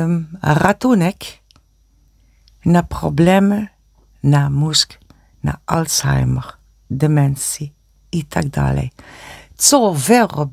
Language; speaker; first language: Polish; non-native, learner; Dutch